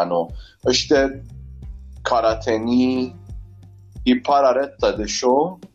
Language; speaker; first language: Japanese; non-native, learner; Persian